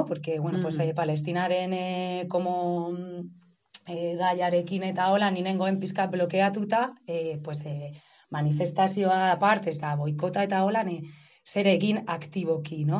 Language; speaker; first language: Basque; non-native, local second language; Spanish